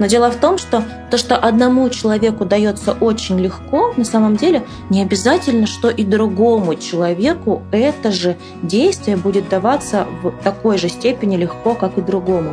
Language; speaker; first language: Russian; native; Russian